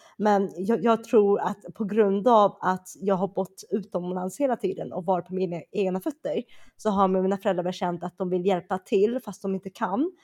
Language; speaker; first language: Swedish; early bilingual, other home language; Chinese